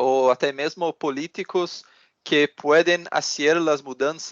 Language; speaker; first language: Portuguese; non-native, learner; Spanish